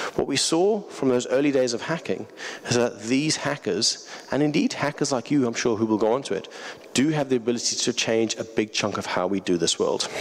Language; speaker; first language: English; native; English